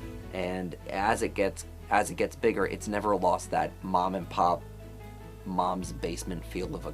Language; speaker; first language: English; native; English